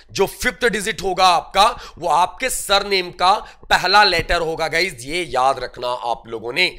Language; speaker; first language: Hindi; native; Hindi